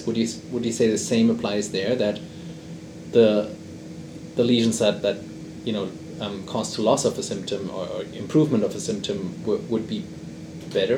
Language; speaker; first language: English; non-native, fluent; German